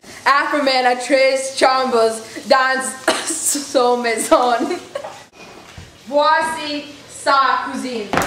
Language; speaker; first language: French; non-native, learner; English